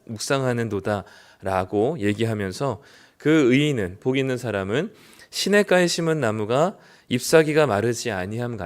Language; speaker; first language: Korean; native; Korean